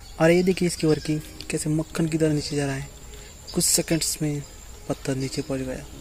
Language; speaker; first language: Hindi; non-native, local second language; Konkani